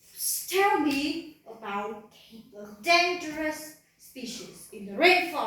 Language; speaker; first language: English; non-native, learner; Vietnamese